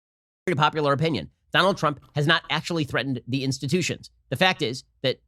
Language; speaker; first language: English; native; English